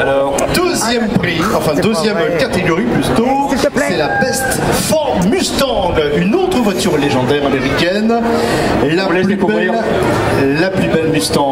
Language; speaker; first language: French; native; French